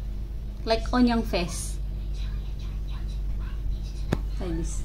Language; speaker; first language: English; non-native, learner; Malay